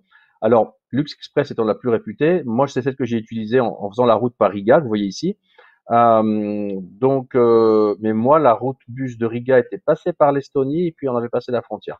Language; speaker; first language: French; native; French